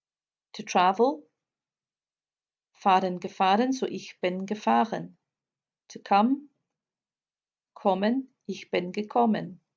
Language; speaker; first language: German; non-native, fluent; English